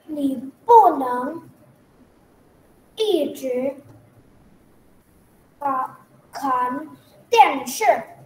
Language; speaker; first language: Chinese; non-native, learner; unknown